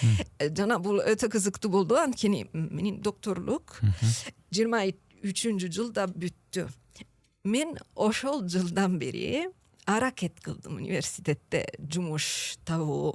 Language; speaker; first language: Kyrgyz; non-native, learner; Italian